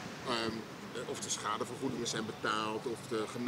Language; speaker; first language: Dutch; native; Dutch